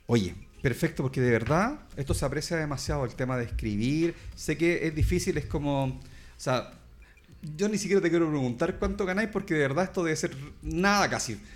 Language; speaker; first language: Spanish; native; Spanish